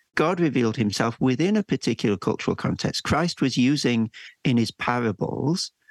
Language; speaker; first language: English; native; English